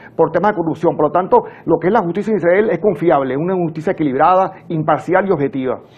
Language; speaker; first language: Spanish; native; Spanish